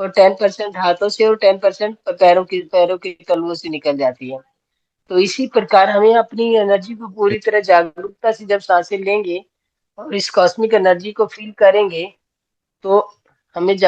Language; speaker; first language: Hindi; native; Hindi